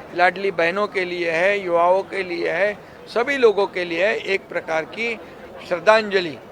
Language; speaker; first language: Hindi; non-native, local second language; Marathi